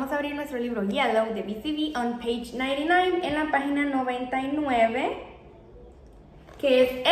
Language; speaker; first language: Spanish; native; Spanish